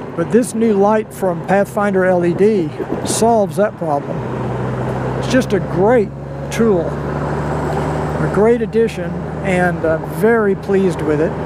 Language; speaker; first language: English; native; English